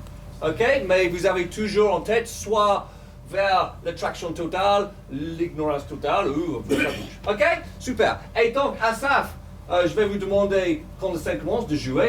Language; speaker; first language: French; native; French